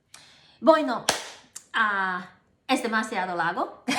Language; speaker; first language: Spanish; non-native, learner; Cantonese